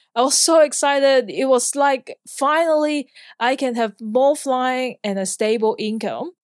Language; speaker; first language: English; non-native, local second language; Cantonese